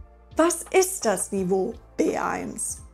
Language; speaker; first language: German; non-native, fluent; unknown